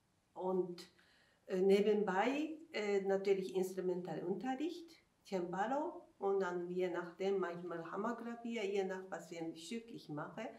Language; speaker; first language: German; non-native, fluent; Japanese